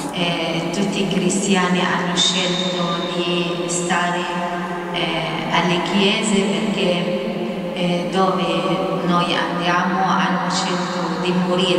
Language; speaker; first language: Italian; non-native, fluent; Arabic